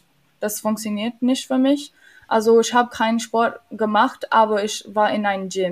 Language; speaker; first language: German; non-native, learner; English